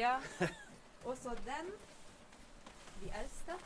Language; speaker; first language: Norwegian; non-native, fluent; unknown